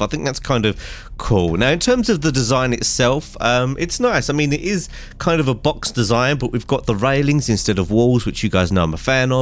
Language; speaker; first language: English; native; English